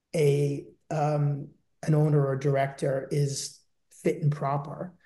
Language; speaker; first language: English; native; English